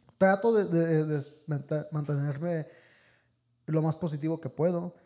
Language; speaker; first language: Spanish; early bilingual, heritage; Spanish